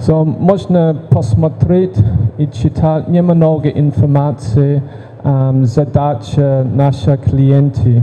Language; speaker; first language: Russian; non-native, learner; English